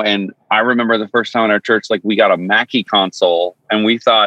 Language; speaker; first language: English; native; English